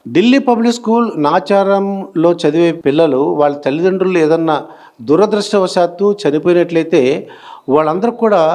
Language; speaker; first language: Telugu; native; Telugu